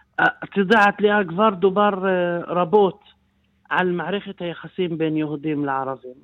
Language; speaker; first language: Hebrew; non-native, local second language; Arabic